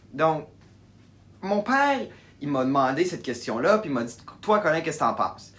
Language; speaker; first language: French; native; French